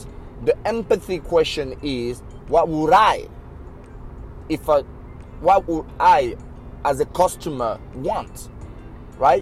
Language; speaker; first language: English; non-native, local second language; French